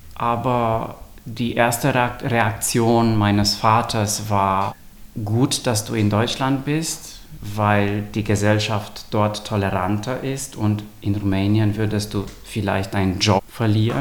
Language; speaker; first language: German; non-native, local second language; Romanian